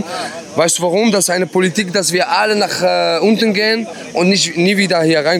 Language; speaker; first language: German; non-native, learner; Arabic